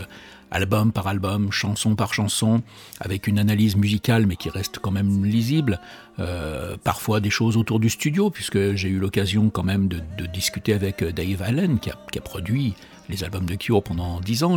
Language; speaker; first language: French; native; French